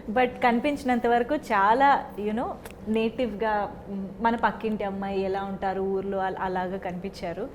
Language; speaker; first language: Telugu; native; Telugu